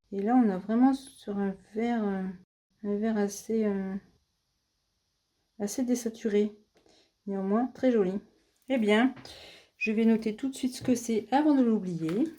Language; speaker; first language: French; native; French